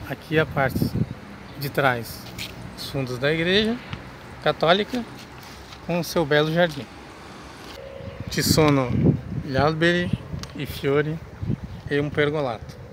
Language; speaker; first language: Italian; non-native, learner; Portuguese